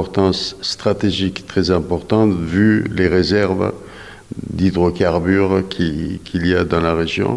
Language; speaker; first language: French; non-native, fluent; Persian